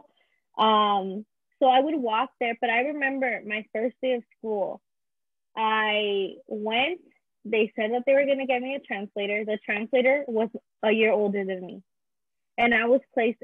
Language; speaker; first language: English; early bilingual, other home language; Spanish